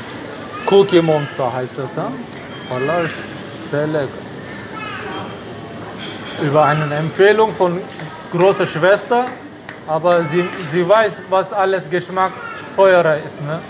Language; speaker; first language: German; early bilingual, other home language; Turkish